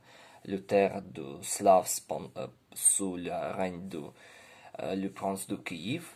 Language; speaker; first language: French; non-native, learner; Ukrainian